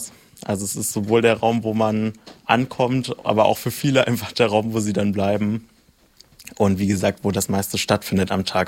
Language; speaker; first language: German; native; German